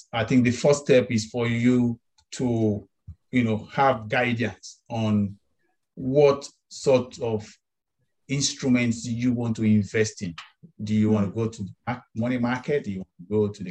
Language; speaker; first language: English; non-native, local second language; Yoruba